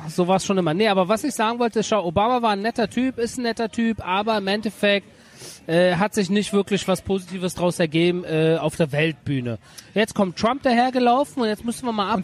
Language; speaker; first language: German; early bilingual, other home language; Persian